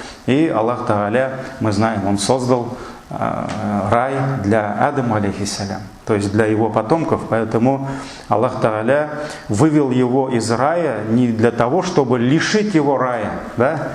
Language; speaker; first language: Russian; non-native, local second language; Tatar